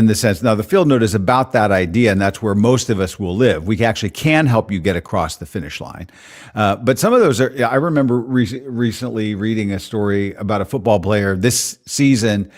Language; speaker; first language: English; native; English